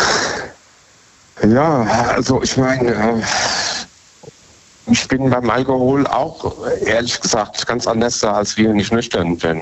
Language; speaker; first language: German; native; German